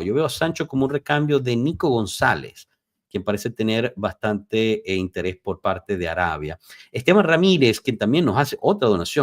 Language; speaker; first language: Spanish; native; Spanish